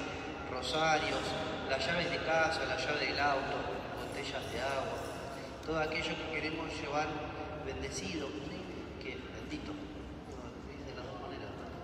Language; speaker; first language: Spanish; native; Spanish